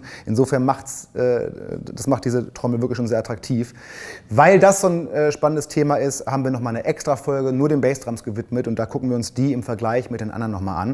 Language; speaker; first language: German; native; German